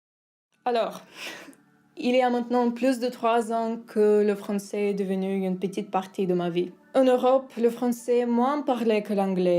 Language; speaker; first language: French; non-native, learner; Russian